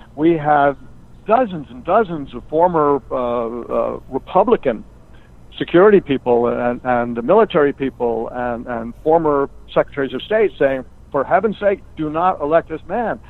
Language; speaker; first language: English; native; English